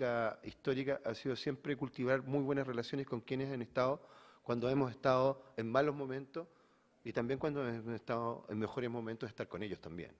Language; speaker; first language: Spanish; native; Spanish